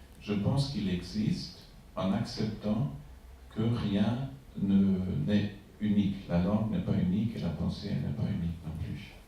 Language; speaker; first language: French; non-native, fluent; German